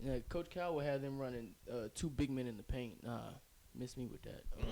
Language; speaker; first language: English; native; English